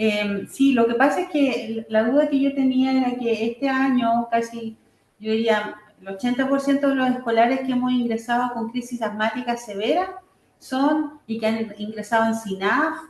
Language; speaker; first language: Spanish; native; Spanish